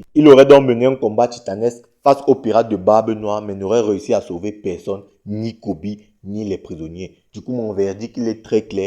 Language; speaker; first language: French; native; French